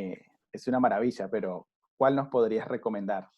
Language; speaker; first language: Spanish; native; Spanish